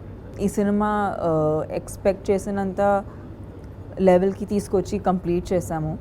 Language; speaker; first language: Telugu; non-native, fluent; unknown